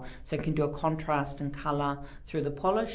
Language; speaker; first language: English; native; English